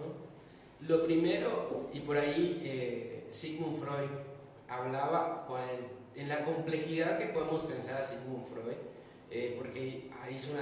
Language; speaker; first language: Spanish; native; Spanish